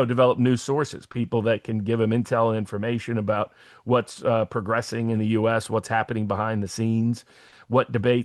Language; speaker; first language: English; native; English